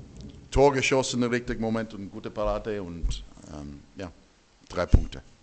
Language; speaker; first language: German; non-native, learner; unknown